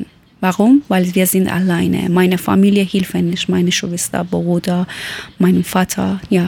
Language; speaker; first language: German; non-native, learner; Persian